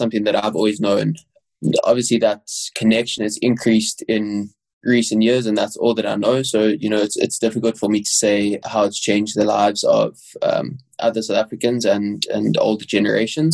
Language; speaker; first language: English; native; English